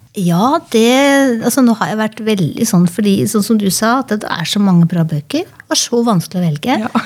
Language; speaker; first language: Norwegian; native; Norwegian